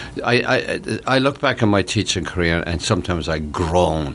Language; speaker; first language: English; native; English